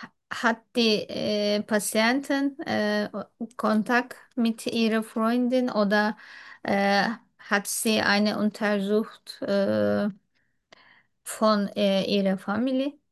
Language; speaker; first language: German; non-native, learner; Turkish